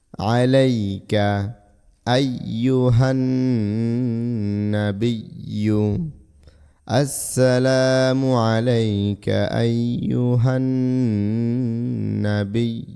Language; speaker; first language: Arabic; non-native, learner; Bangla